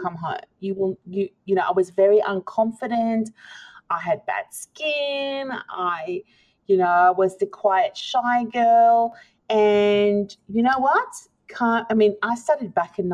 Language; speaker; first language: English; native; English